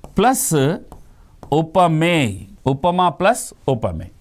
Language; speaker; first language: Hindi; non-native, local second language; Telugu